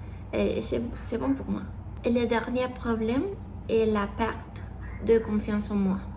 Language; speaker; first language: French; non-native, learner; Spanish